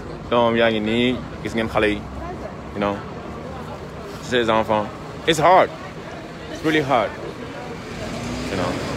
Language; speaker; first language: English; non-native, fluent; Wolof